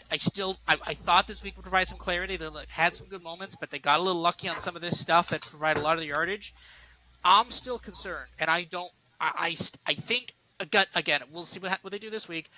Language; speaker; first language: English; native; English